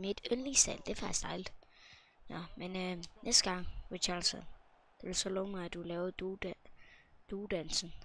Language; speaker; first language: Danish; native; Danish